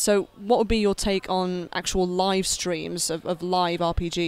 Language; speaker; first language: English; native; English